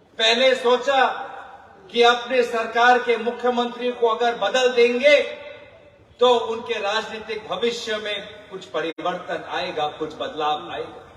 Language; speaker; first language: Hindi; non-native, local second language; Assamese